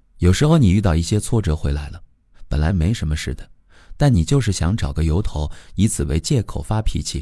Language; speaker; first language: Chinese; native; Chinese